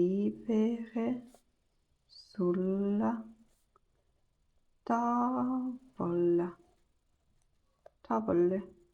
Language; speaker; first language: Italian; non-native, learner; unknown